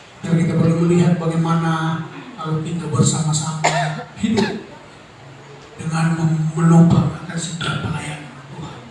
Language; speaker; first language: Indonesian; native; Indonesian